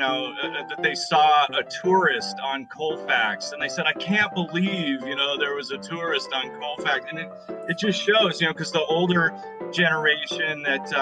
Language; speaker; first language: English; native; English